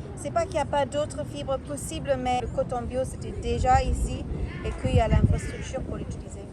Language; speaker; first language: French; non-native, fluent; English